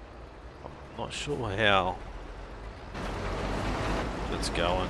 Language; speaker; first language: English; native; English